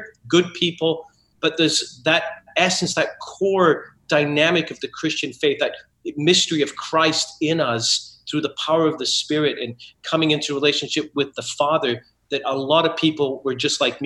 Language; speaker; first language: English; native; English